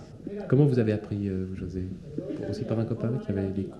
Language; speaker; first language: French; native; French